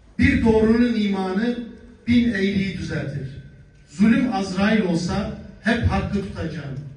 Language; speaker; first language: Turkish; native; Turkish